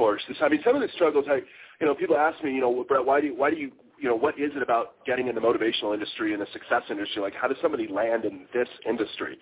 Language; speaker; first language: English; native; English